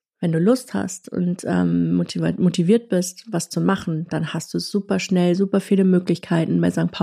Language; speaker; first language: German; early bilingual, other home language; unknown